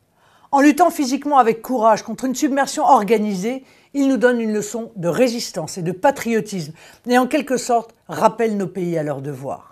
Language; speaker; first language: French; native; French